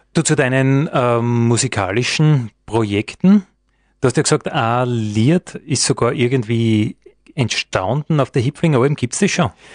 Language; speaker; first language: German; native; German